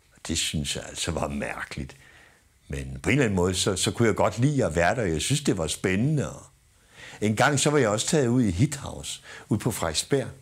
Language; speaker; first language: Danish; native; Danish